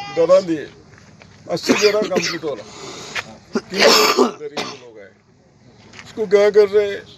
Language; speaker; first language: Hindi; non-native, local second language; Telugu